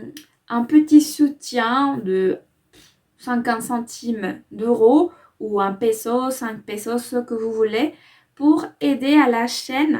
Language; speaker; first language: French; non-native, fluent; Spanish